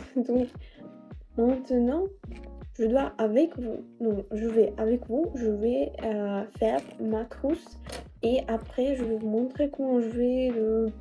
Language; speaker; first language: French; non-native, learner; Russian